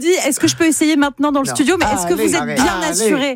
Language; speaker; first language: French; native; French